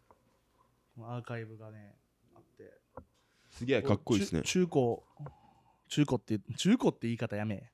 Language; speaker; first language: Japanese; native; Japanese